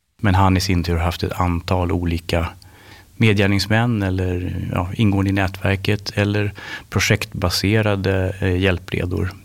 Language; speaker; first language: Swedish; native; Swedish